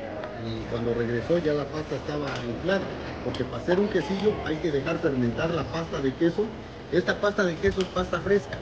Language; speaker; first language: Spanish; native; Spanish